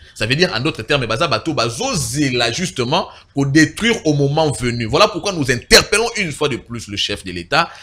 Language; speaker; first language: French; non-native, local second language; Lingala